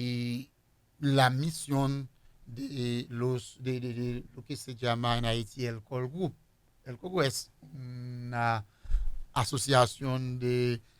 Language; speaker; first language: Spanish; non-native, fluent; Haitian Creole